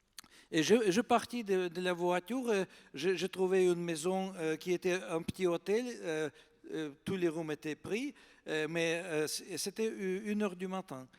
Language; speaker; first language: French; non-native, fluent; Russian